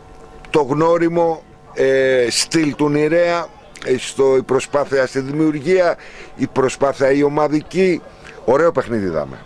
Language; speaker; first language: Greek; native; Greek